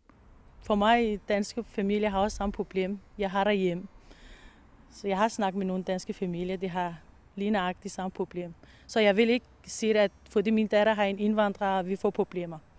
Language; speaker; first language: Danish; non-native, fluent; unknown